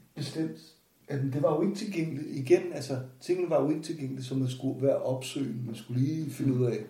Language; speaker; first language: Danish; non-native, fluent; Portuguese